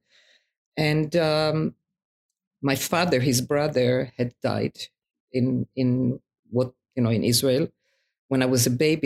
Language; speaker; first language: English; non-native, fluent; Hebrew